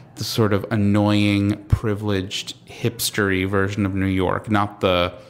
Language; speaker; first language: English; native; English